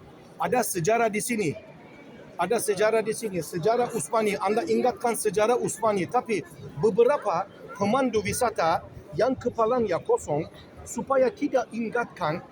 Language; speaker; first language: Indonesian; non-native, learner; Turkish